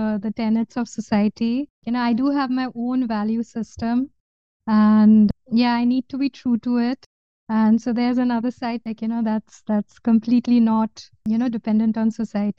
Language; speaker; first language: English; non-native, local second language; Bangla